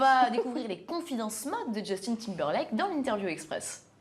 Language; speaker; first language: French; native; French